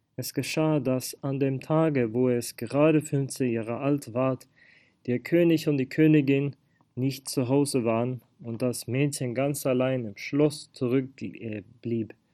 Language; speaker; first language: German; non-native, fluent; Swedish